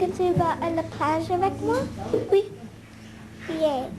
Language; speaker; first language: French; non-native, learner; English